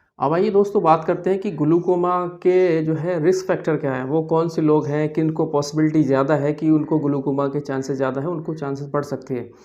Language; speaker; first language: Hindi; native; Hindi